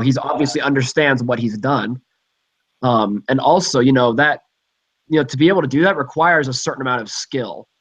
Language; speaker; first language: English; native; English